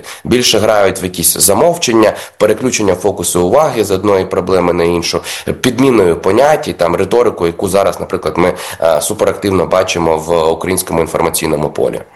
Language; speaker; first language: Ukrainian; native; Ukrainian